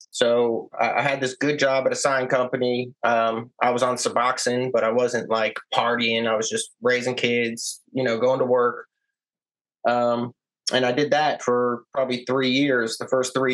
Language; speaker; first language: English; native; English